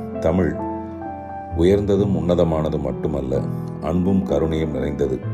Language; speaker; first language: Tamil; non-native, local second language; Telugu